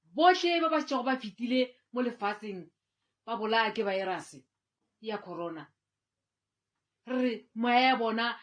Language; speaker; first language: Northern Sotho; native; Northern Sotho